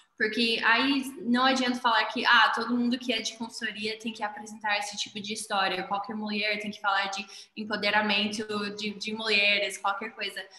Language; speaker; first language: Portuguese; non-native, fluent; English